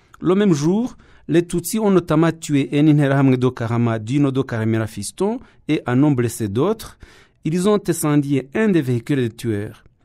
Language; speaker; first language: French; non-native, local second language; Kinyarwanda